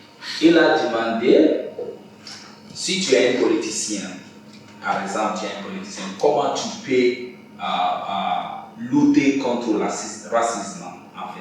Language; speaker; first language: French; non-native, fluent; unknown